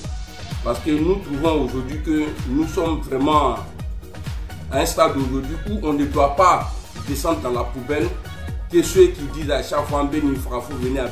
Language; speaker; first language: French; native; French